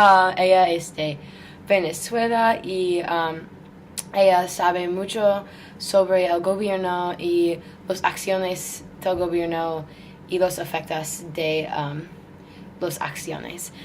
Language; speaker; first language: Spanish; non-native, learner; English